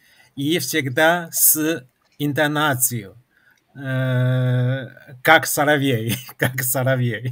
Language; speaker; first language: Russian; non-native, fluent; Chinese